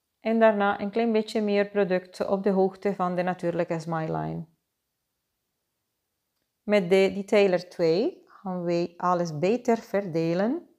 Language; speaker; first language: Dutch; non-native, fluent; Spanish